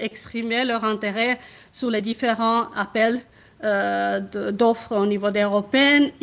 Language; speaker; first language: French; non-native, fluent; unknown